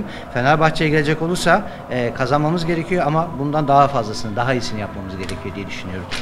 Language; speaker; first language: Turkish; native; Turkish